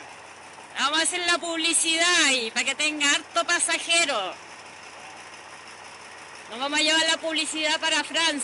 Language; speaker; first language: Spanish; native; Spanish